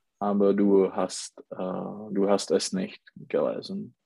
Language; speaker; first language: German; non-native, learner; Czech